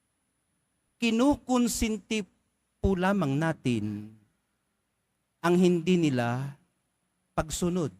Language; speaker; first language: Filipino; native; Filipino